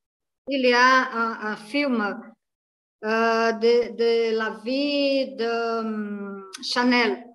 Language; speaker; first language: French; non-native, learner; Portuguese